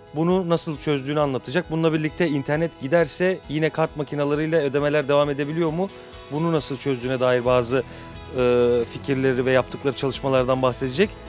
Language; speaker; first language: Turkish; native; Turkish